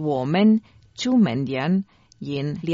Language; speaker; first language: Chinese; non-native, learner; Croatian